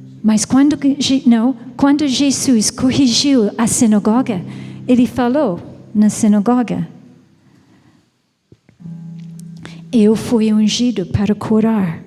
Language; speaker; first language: Portuguese; non-native, fluent; English